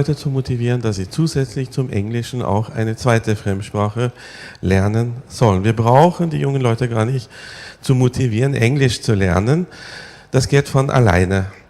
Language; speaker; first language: German; non-native, fluent; Norwegian